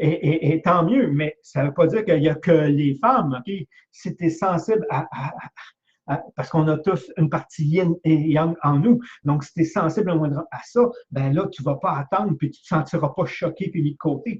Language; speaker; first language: French; native; French